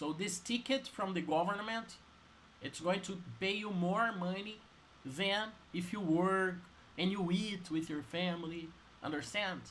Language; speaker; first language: English; non-native, fluent; Portuguese